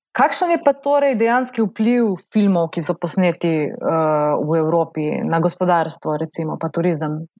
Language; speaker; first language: Slovenian; native; Slovenian